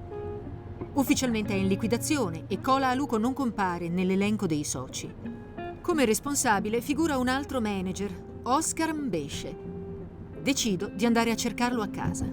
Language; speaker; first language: Italian; native; Italian